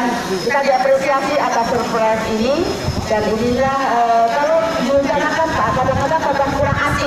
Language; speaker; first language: Indonesian; native; Indonesian